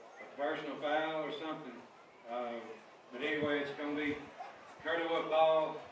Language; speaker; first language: English; native; English